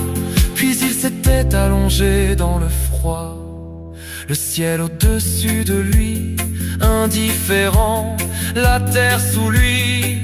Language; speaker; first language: French; native; French